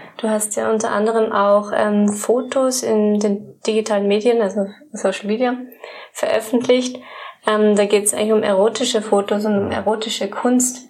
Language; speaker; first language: German; native; German